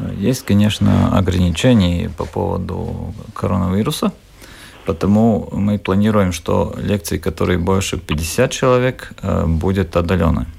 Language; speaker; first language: Russian; non-native, local second language; Latvian